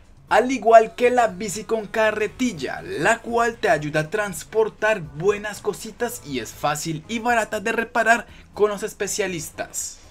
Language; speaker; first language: Spanish; native; Spanish